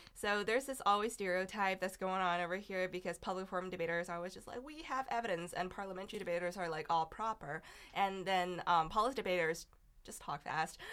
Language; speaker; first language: English; non-native, fluent; Chinese